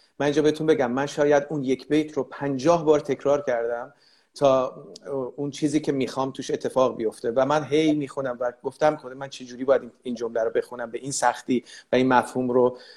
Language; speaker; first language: Persian; native; Persian